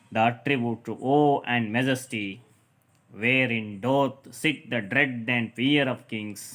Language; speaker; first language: English; non-native, local second language; Kannada